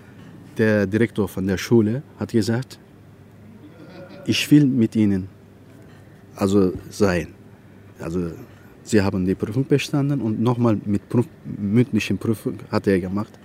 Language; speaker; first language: German; non-native, learner; Turkish